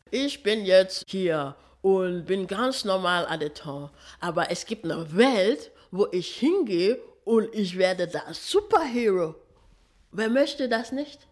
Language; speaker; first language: German; early bilingual, other home language; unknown